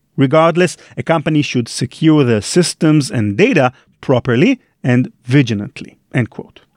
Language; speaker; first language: English; non-native, fluent; Hebrew